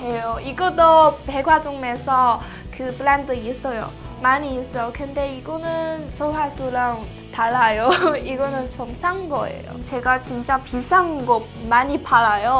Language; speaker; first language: Korean; non-native, fluent; Chinese